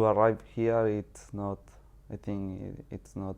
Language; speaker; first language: English; non-native, learner; Spanish